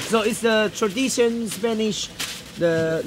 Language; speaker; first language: English; non-native, learner; Chinese